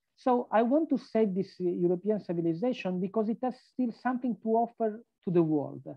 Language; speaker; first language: English; non-native, fluent; Italian